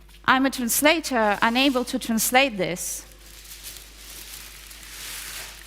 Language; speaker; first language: English; non-native, fluent; Ukrainian